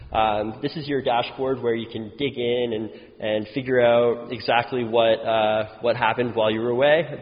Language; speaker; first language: English; native; English